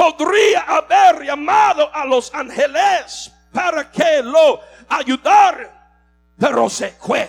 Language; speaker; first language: Spanish; non-native, learner; English